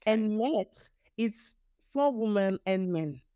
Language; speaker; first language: English; non-native, fluent; French